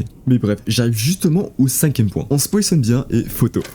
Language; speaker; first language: French; native; French